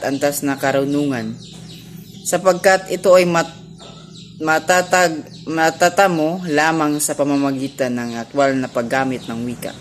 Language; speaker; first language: Filipino; non-native, local second language; Cebuano